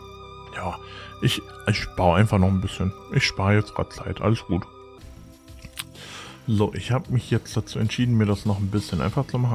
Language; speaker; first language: German; native; German